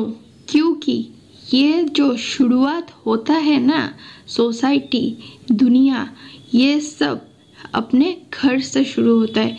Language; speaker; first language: Hindi; non-native, local second language; Assamese